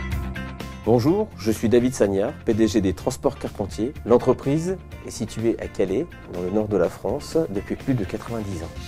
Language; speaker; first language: French; native; French